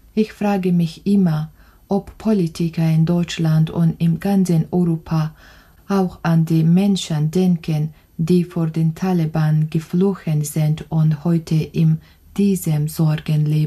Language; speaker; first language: German; non-native, learner; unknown